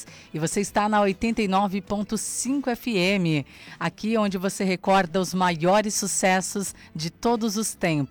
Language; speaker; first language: Portuguese; native; Portuguese